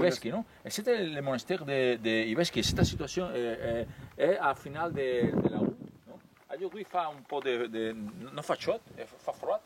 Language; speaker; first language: French; non-native, learner; Spanish